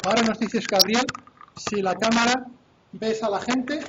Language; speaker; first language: Spanish; native; Spanish